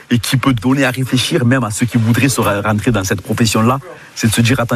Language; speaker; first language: French; native; French